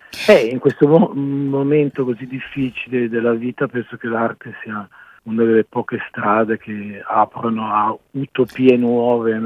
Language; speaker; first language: Italian; native; Italian